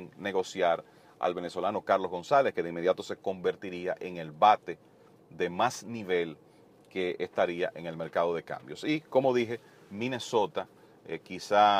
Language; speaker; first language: Spanish; native; Spanish